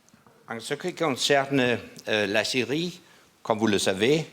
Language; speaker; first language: French; non-native, learner; Danish